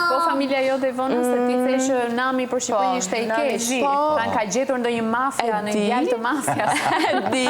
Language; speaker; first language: Albanian; native; Albanian